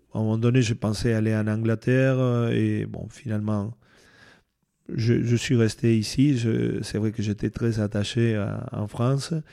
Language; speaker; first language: French; non-native, fluent; Spanish